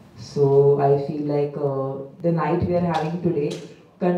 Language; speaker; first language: Tamil; non-native, fluent; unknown